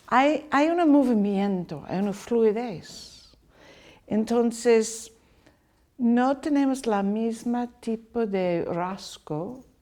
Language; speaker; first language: Spanish; non-native, learner; English